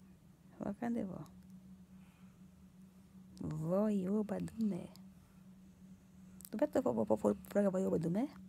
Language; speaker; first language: Swedish; non-native, learner; Portuguese